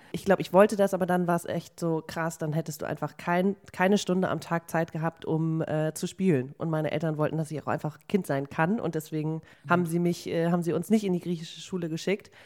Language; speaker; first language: German; native; German